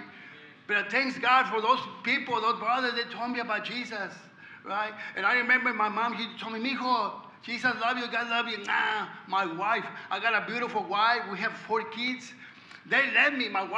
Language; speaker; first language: English; non-native, learner; Spanish